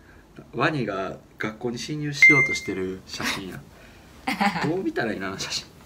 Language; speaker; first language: Japanese; native; Japanese